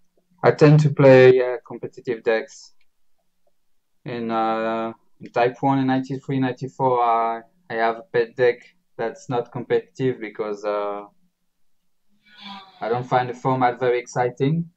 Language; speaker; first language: English; non-native, learner; Spanish